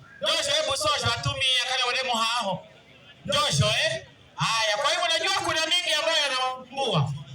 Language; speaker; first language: Swahili; non-native, local second language; Giryama